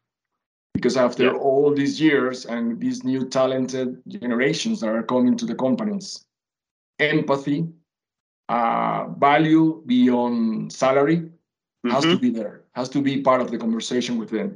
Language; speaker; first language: English; non-native, fluent; Spanish